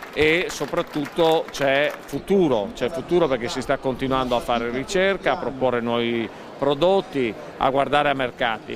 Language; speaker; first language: Italian; native; Italian